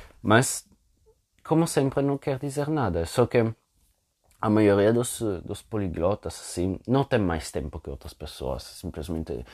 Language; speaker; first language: Portuguese; non-native, fluent; Italian